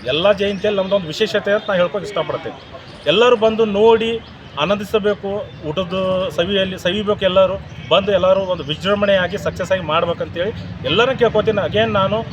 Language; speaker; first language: Kannada; non-native, local second language; Lambadi